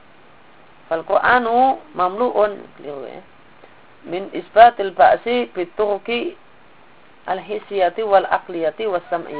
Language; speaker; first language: Arabic; non-native, fluent; Indonesian